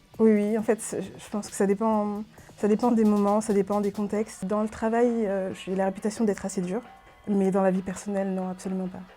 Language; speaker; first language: French; early bilingual, other home language; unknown